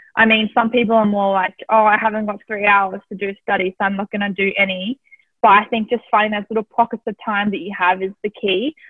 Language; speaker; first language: English; native; English